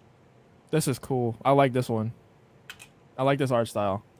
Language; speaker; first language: English; native; English